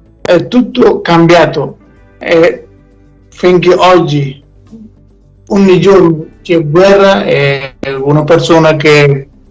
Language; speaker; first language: Italian; non-native, learner; Persian